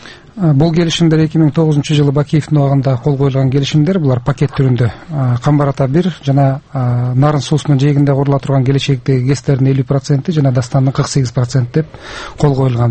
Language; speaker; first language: Kyrgyz; native; Kyrgyz